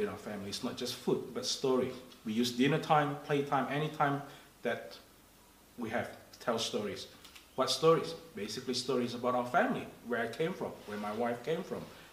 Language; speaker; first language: English; non-native, fluent; Indonesian